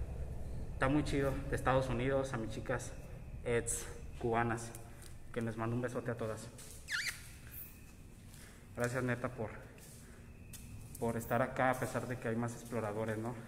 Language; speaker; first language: Spanish; native; Spanish